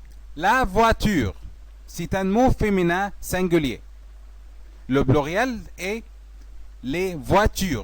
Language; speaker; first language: French; non-native, fluent; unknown